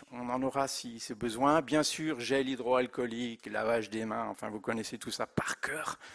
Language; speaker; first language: French; native; French